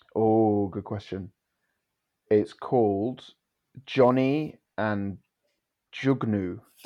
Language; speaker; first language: English; native; English